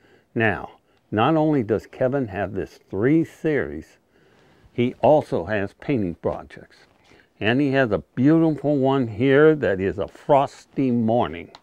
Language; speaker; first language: English; native; English